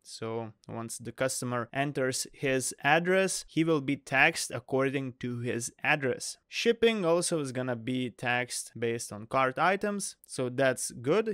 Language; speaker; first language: English; non-native, fluent; Lithuanian